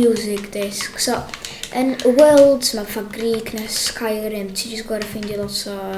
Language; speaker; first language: Welsh; native; Welsh